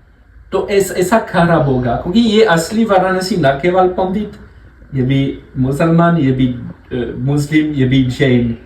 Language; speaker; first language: Hindi; non-native, learner; French